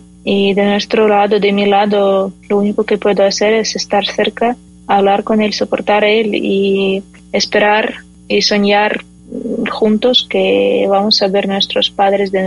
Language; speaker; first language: Spanish; non-native, fluent; Ukrainian